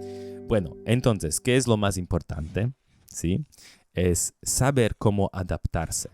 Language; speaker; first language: Spanish; non-native, learner; Slovak